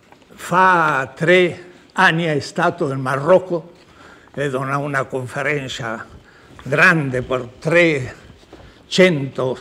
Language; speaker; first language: Italian; non-native, learner; Spanish